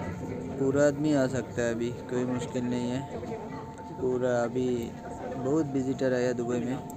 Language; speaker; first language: Hindi; non-native, fluent; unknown